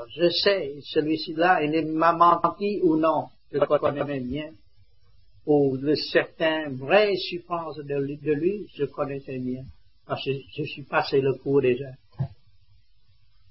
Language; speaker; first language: French; non-native, learner; Vietnamese